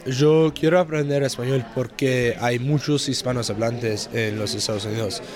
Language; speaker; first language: Spanish; non-native, learner; English